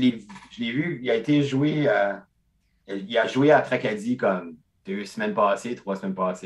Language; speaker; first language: French; non-native, local second language; English